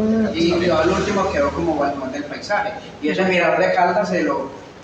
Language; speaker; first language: Spanish; native; Spanish